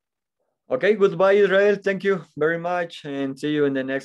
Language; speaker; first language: English; non-native, fluent; Spanish